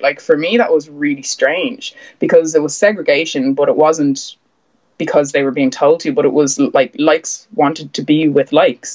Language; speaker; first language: English; native; English